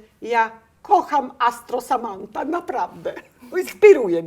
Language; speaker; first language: Polish; non-native, learner; Italian